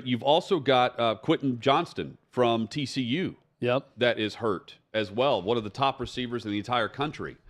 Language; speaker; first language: English; native; English